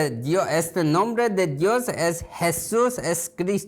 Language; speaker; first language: Spanish; non-native, learner; Korean